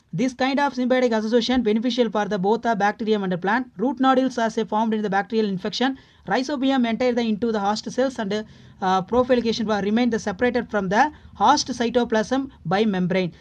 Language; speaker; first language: English; non-native, local second language; Tamil